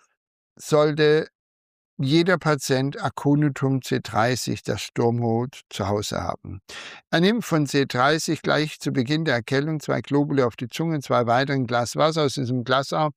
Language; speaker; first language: German; native; German